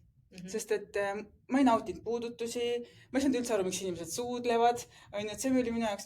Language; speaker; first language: Estonian; native; Estonian